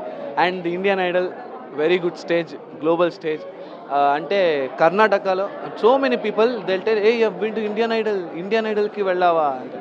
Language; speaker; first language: Telugu; non-native, learner; Kannada